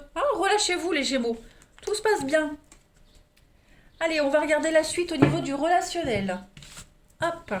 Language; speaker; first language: French; native; French